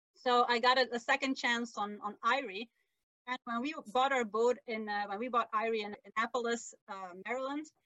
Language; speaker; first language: English; non-native, fluent; Dutch